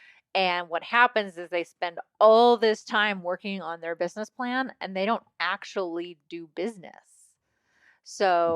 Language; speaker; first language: English; native; English